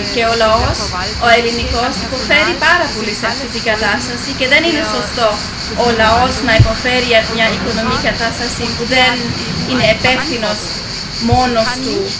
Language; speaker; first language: Greek; early bilingual, heritage; Greek